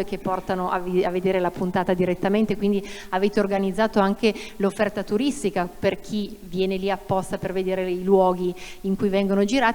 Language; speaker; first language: Italian; native; Italian